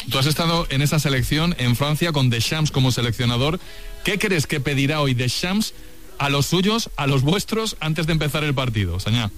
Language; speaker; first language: Spanish; non-native, fluent; French